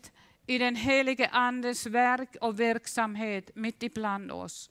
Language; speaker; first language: Swedish; non-native, fluent; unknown